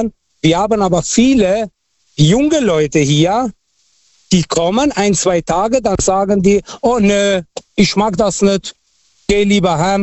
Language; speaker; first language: German; non-native, fluent; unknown